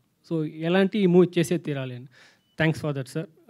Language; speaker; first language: Telugu; non-native, fluent; Tamil